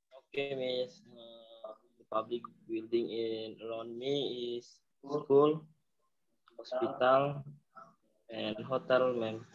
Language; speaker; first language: English; non-native, learner; Indonesian